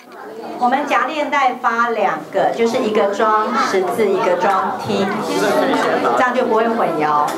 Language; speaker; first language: Chinese; native; Chinese